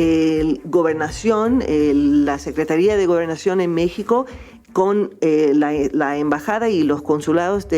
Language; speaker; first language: Spanish; non-native, fluent; English